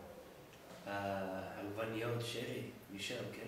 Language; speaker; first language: Hebrew; non-native, learner; English